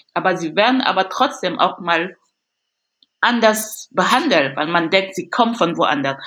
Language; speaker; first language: German; non-native, fluent; French